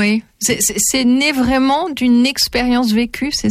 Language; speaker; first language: French; native; French